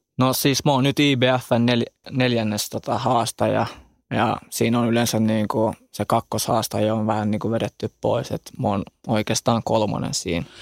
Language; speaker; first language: Finnish; early bilingual, other home language; Albanian